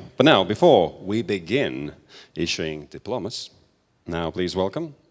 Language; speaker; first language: English; non-native, fluent; Latvian